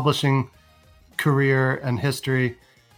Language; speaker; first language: English; native; English